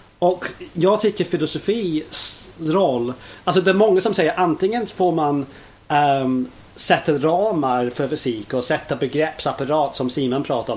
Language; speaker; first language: Swedish; non-native, fluent; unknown